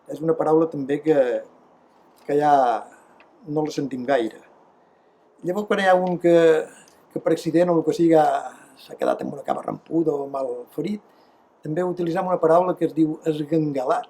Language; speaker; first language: Catalan; native; Catalan